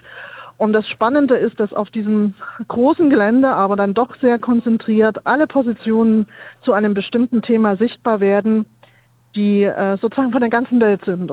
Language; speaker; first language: German; native; German